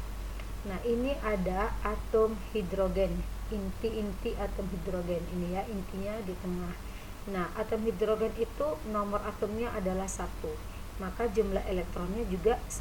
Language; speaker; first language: Indonesian; native; Indonesian